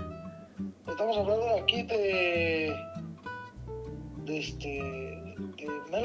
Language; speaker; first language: Spanish; native; Spanish